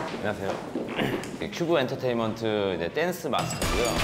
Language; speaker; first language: Korean; native; Korean